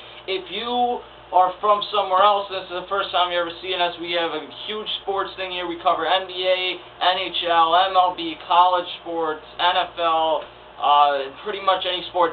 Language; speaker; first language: English; native; English